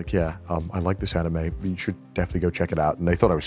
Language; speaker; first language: English; native; English